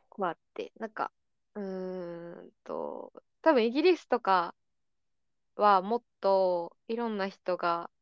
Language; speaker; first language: Japanese; native; Japanese